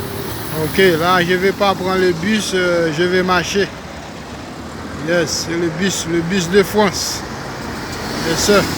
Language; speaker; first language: French; non-native, local second language; Haitian Creole